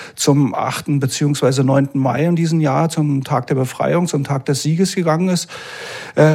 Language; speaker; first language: German; native; German